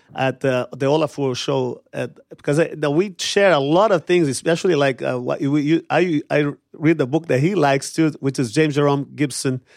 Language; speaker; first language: English; non-native, fluent; Portuguese